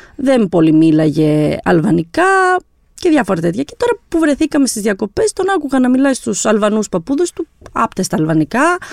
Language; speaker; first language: Greek; early bilingual, other home language; Albanian